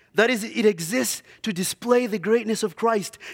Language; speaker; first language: English; non-native, local second language; Shona